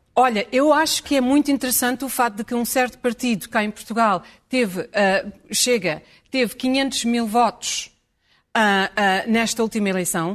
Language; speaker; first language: Portuguese; early bilingual, heritage; English